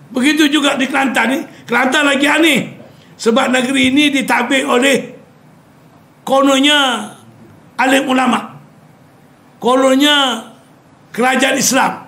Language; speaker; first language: Malay; native; Malay